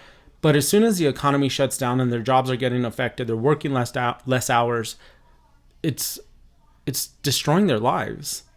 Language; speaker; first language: English; native; English